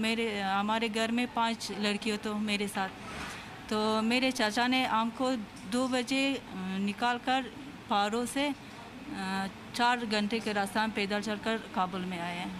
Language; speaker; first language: Hindi; non-native, learner; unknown